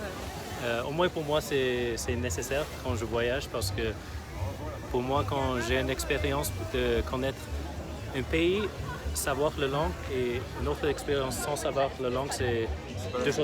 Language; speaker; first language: French; non-native, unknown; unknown